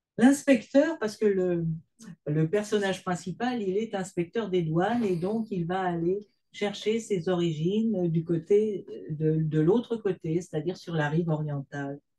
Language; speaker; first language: French; native; French